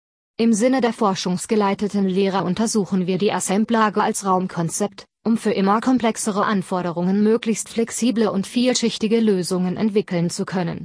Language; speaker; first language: German; native; German